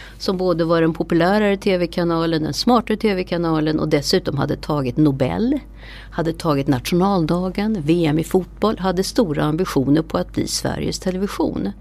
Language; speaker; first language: Swedish; native; Swedish